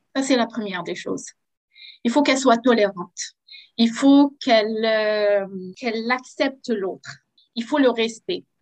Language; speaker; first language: French; non-native, local second language; Arabic